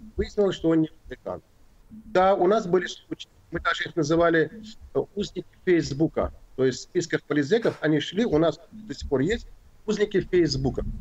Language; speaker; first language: Russian; non-native, local second language; Azerbaijani